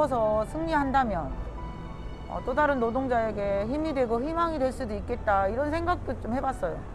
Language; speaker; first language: Korean; native; Korean